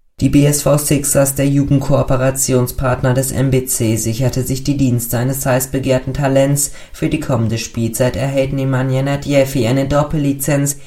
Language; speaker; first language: German; native; German